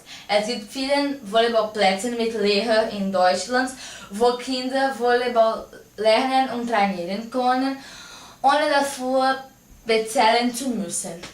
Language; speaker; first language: German; non-native, learner; Portuguese